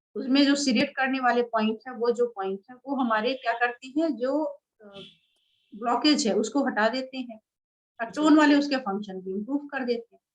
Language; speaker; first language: Hindi; native; Hindi